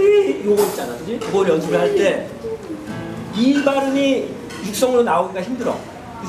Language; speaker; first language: Korean; native; Korean